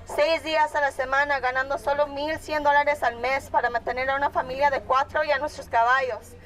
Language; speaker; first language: Spanish; early bilingual, heritage; Spanish